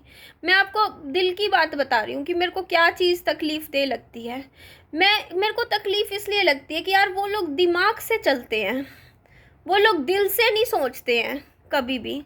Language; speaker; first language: Hindi; native; Hindi